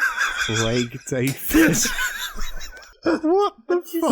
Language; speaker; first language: English; native; English